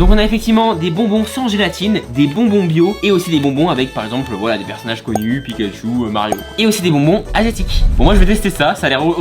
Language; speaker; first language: French; native; French